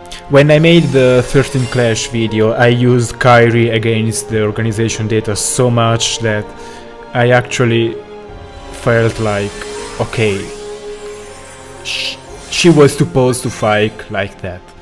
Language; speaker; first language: English; non-native, fluent; Italian